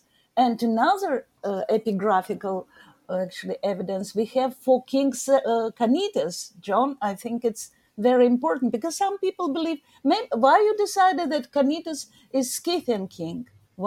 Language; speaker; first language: English; non-native, learner; Ukrainian